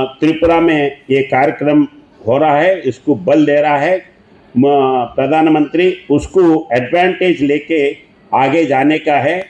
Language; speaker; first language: Hindi; non-native, local second language; Telugu